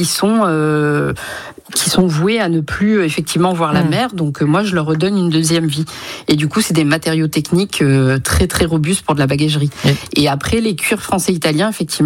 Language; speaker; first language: French; native; French